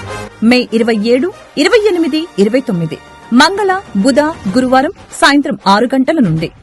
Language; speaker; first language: Telugu; native; Telugu